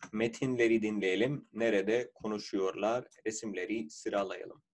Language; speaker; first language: Turkish; non-native, fluent; Urdu